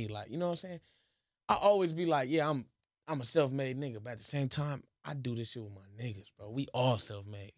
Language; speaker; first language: English; native; English